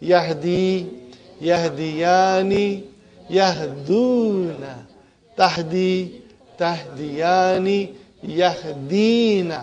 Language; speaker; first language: Arabic; non-native, fluent; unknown